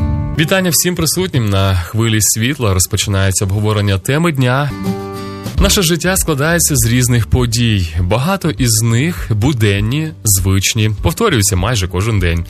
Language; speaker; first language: Ukrainian; native; Ukrainian